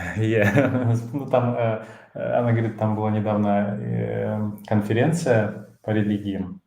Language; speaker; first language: Russian; native; Russian